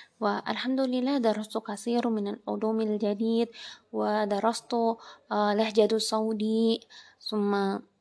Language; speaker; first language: Arabic; non-native, learner; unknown